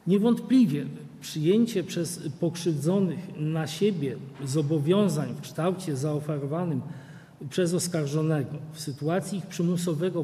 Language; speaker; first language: Polish; native; Polish